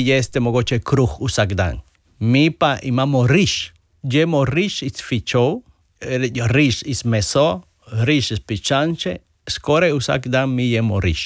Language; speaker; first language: Slovenian; non-native, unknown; Spanish